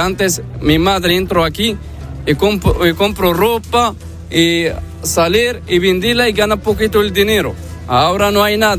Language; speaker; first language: Spanish; non-native, learner; Arabic